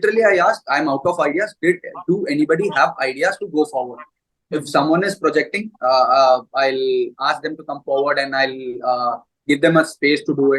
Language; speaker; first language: English; non-native, local second language; Hindi